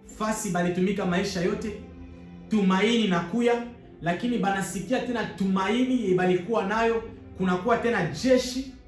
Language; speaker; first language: Swahili; native; Swahili